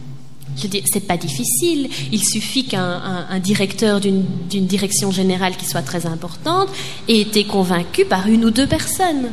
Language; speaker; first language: French; native; French